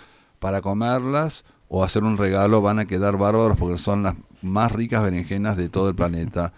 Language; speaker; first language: Spanish; native; Spanish